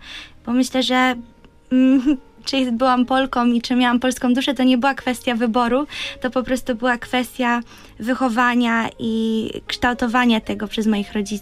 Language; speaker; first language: Polish; early bilingual, heritage; Polish